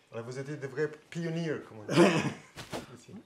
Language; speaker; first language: French; non-native, fluent; German